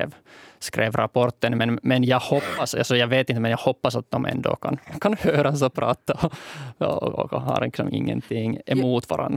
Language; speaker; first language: Swedish; native; Swedish